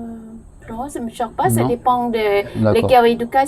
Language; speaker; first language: French; non-native, learner; Thai